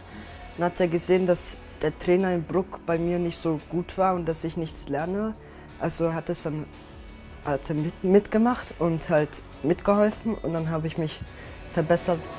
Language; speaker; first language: German; early bilingual, other home language; Czech